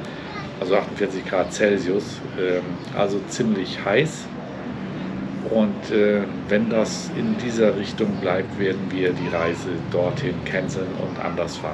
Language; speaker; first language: German; native; German